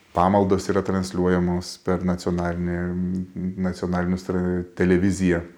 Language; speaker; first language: Lithuanian; native; Lithuanian